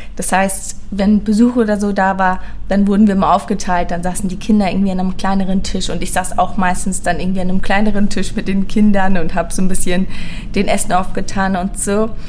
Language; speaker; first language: German; early bilingual, other home language; Persian